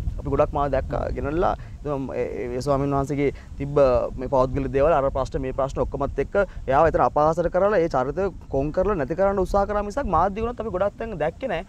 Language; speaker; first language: Sinhala; non-native, local second language; Tamil